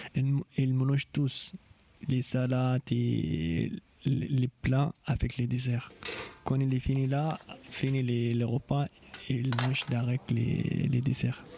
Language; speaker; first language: French; non-native, fluent; Arabic